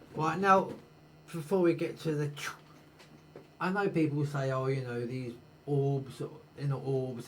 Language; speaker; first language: English; native; English